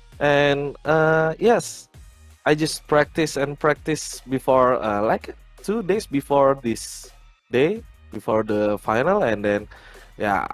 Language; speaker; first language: English; non-native, learner; Indonesian